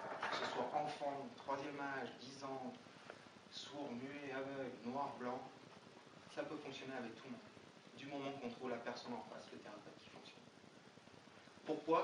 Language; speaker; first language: French; native; French